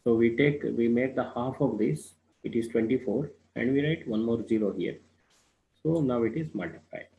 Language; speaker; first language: English; non-native, local second language; Kannada